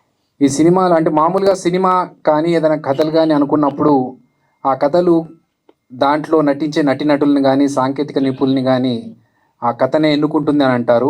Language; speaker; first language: Telugu; native; Telugu